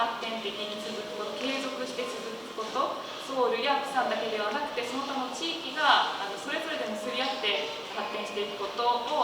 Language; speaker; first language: Japanese; native; Japanese